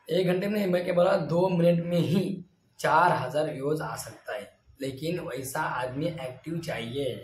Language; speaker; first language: Hindi; non-native, local second language; Marathi